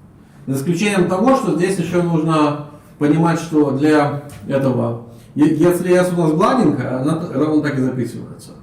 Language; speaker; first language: Russian; native; Russian